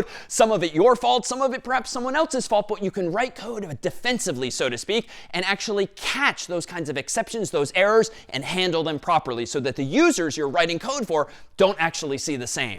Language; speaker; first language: English; native; English